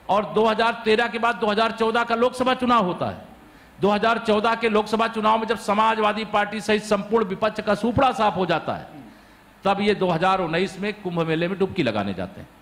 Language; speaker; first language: Hindi; native; Hindi